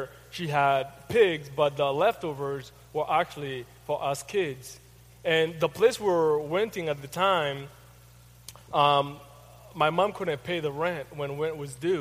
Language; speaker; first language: English; non-native, fluent; Haitian Creole